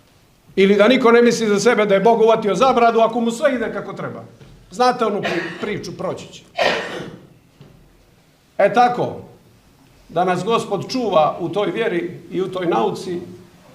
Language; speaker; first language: Croatian; native; Croatian